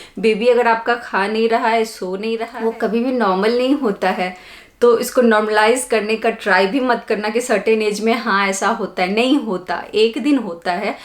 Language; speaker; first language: Hindi; native; Hindi